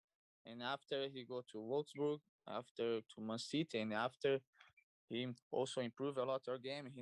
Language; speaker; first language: English; non-native, learner; Portuguese